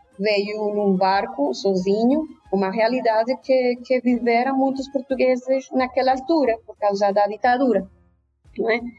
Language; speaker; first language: Portuguese; early bilingual, heritage; Portuguese